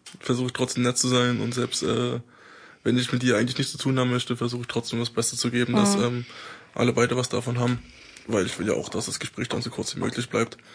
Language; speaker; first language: German; native; German